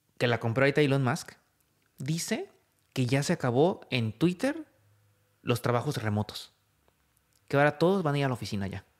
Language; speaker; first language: Spanish; native; Spanish